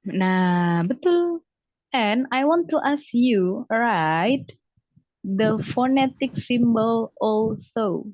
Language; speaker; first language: English; non-native, fluent; Javanese